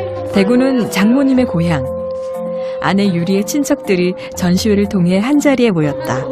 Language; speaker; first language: Korean; native; Korean